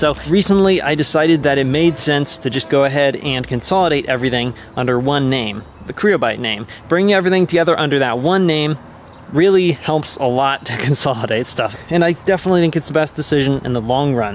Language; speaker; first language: English; native; English